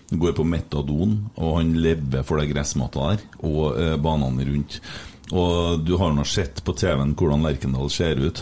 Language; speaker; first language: Norwegian; native; Norwegian